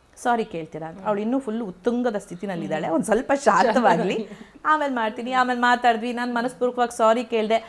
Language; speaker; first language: Kannada; native; Kannada